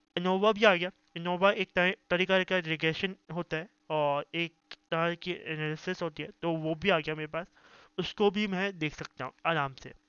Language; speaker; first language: Hindi; native; Hindi